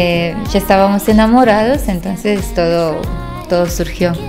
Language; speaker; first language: Spanish; non-native, fluent; Romanian